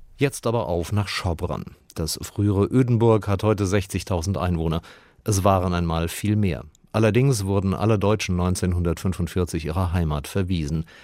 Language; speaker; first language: German; native; German